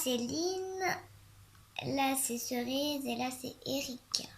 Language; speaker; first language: French; native; French